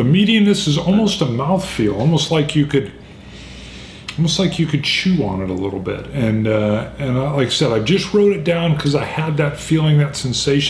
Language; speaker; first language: English; native; English